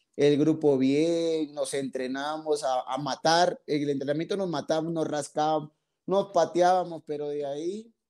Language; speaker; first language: Spanish; native; Spanish